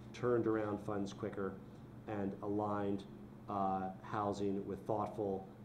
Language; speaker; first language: English; native; English